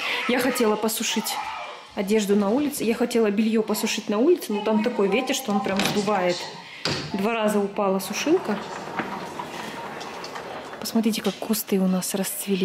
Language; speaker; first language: Russian; native; Russian